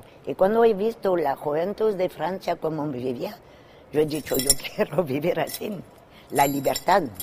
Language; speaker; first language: Spanish; non-native, fluent; French